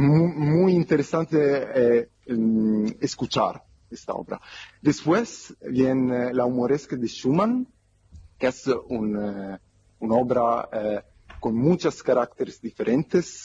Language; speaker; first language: Spanish; non-native, fluent; Italian